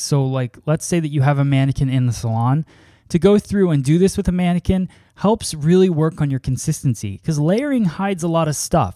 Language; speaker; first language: English; native; English